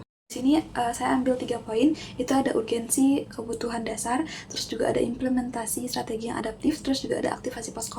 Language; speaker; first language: Indonesian; native; Indonesian